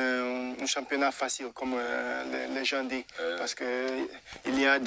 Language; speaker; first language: French; non-native, fluent; Portuguese